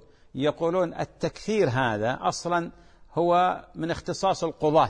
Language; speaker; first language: Arabic; native; Arabic